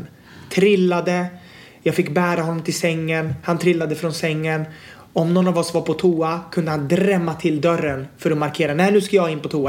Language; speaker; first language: Swedish; native; Swedish